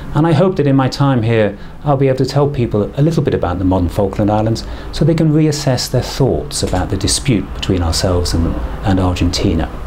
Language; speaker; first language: English; native; English